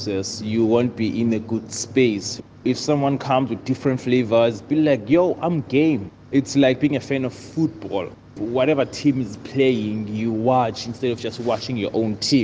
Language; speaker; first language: English; non-native, local second language; Xhosa